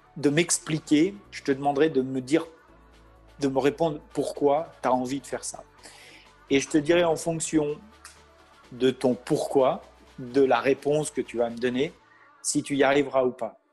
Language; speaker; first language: French; native; French